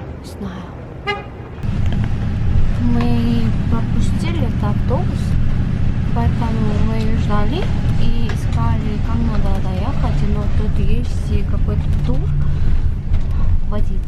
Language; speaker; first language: Russian; non-native, learner; Korean